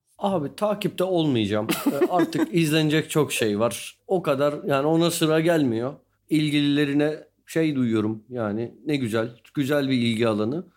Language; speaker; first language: Turkish; native; Turkish